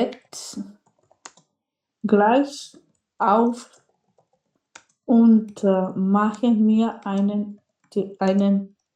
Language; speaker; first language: German; non-native, learner; Macedonian